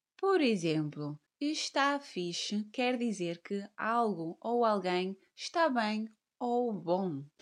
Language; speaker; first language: Portuguese; native; Portuguese